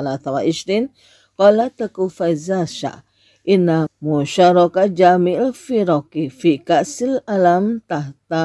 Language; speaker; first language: Arabic; non-native, fluent; Indonesian